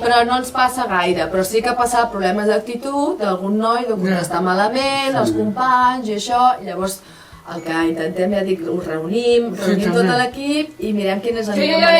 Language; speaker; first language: Catalan; native; Catalan